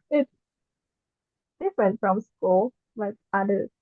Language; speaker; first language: English; non-native, learner; Japanese